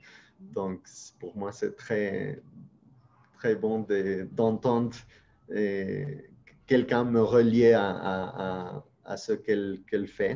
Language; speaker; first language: French; non-native, fluent; Spanish